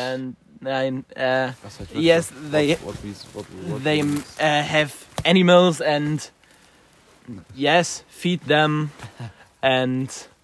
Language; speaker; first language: English; non-native, learner; German